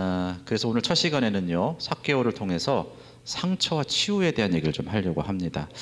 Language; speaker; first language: Korean; native; Korean